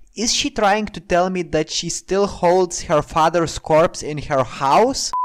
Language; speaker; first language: English; non-native, fluent; Lithuanian